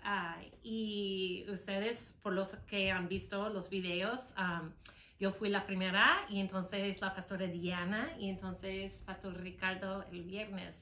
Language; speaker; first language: Spanish; non-native, fluent; English